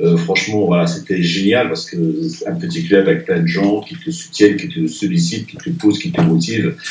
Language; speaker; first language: French; non-native, local second language; Arabic